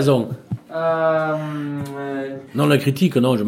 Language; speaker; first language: French; native; French